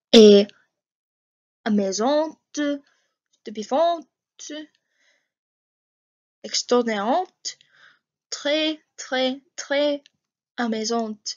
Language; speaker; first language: French; non-native, learner; English